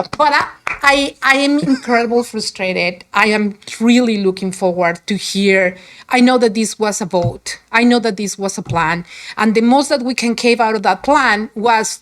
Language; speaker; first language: English; non-native, fluent; Spanish